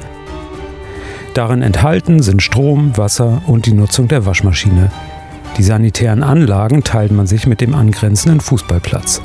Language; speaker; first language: German; native; German